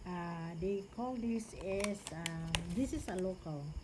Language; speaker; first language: English; non-native, local second language; Cebuano